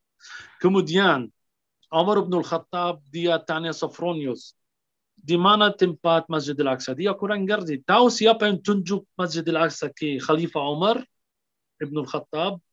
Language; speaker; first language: Indonesian; non-native, fluent; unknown